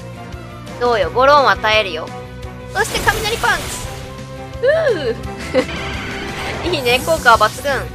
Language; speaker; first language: Japanese; native; Japanese